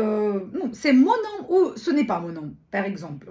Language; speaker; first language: French; non-native, learner; Russian